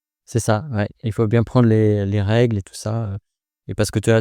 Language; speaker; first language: French; native; French